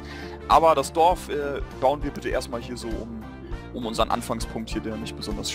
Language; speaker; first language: German; native; German